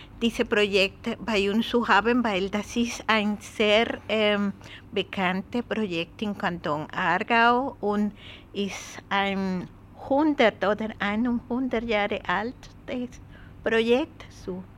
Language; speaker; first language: German; non-native, learner; Spanish